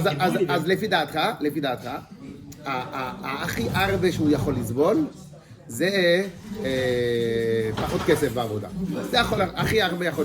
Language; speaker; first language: Hebrew; non-native, fluent; French